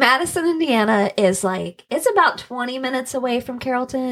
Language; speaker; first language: English; native; English